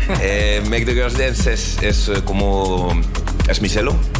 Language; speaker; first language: Spanish; non-native, learner; French